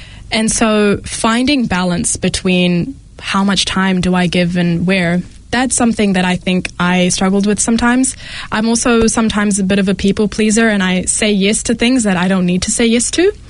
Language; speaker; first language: English; early bilingual, other home language; Malayalam